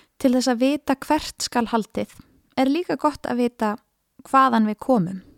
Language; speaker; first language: Icelandic; native; Icelandic